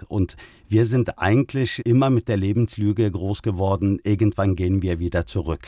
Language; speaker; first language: German; early bilingual, other home language; Turkish